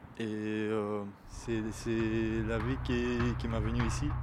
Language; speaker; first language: French; non-native, learner; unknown